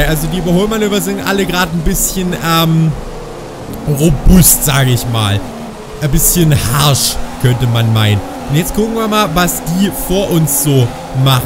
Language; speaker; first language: German; native; German